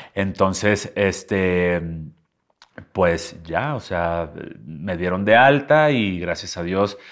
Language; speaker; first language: Spanish; native; Spanish